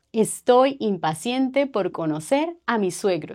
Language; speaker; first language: Spanish; non-native, fluent; French